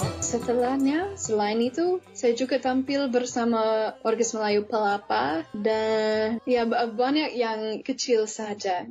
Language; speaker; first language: Indonesian; non-native, fluent; English